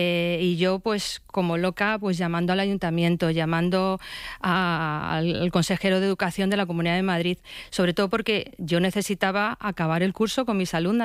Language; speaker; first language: Spanish; native; Spanish